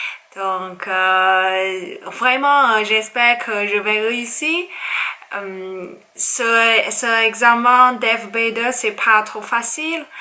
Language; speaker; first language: French; non-native, learner; Chinese